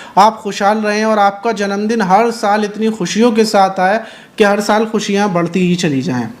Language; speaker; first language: Hindi; native; Hindi